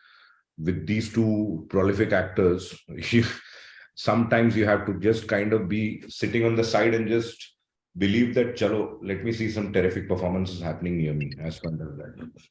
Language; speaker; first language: English; non-native, local second language; Malayalam